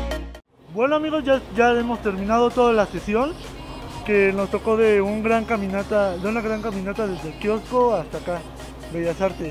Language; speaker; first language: Spanish; native; Spanish